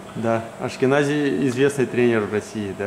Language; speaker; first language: Russian; native; Russian